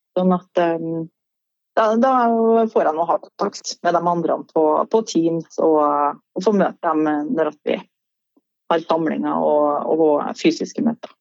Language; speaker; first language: Norwegian; native; Norwegian